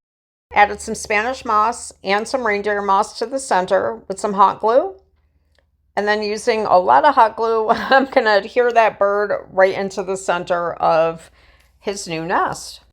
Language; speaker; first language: English; native; English